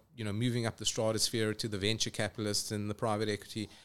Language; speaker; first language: English; native; English